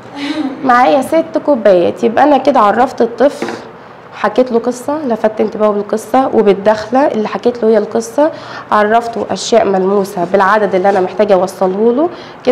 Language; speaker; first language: Arabic; native; Arabic